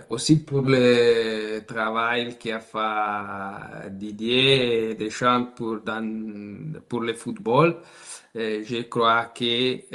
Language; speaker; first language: French; non-native, learner; Italian